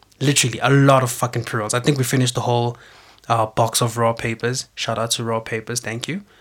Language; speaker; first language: English; non-native, local second language; Zulu